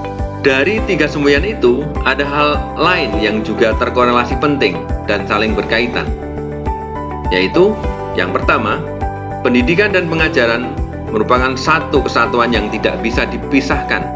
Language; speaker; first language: Indonesian; native; Indonesian